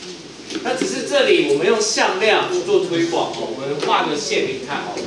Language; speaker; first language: Chinese; native; Chinese